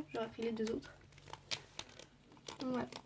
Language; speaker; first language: French; native; French